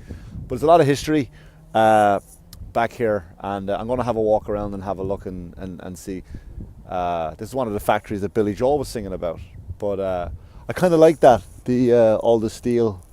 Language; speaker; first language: English; native; English